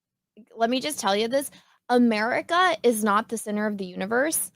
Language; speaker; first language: English; native; English